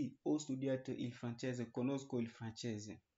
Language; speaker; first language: Italian; non-native, learner; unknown